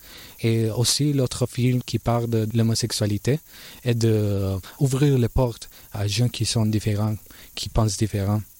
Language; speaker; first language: French; non-native, learner; Spanish